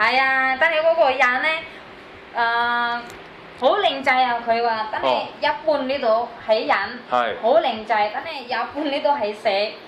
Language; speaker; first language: Cantonese; non-native, learner; Indonesian